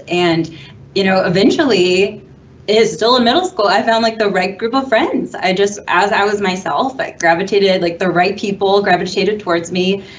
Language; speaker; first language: English; native; English